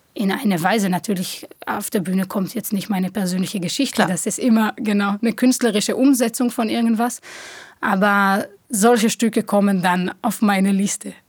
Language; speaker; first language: German; non-native, fluent; Hebrew